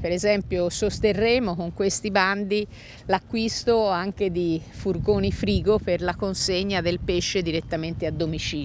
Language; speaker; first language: Italian; native; Italian